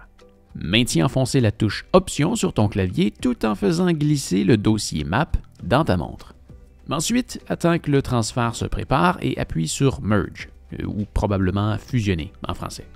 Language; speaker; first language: French; native; French